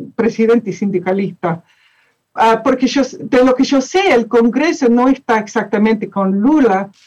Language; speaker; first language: Spanish; non-native, fluent; English